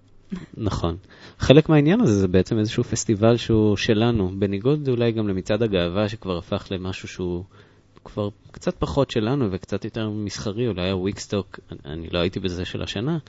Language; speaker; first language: Hebrew; native; Hebrew